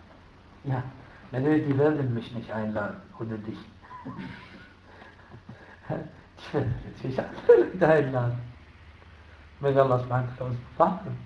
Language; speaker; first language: German; non-native, fluent; Arabic